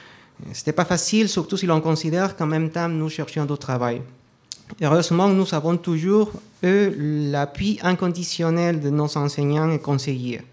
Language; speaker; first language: French; non-native, fluent; Spanish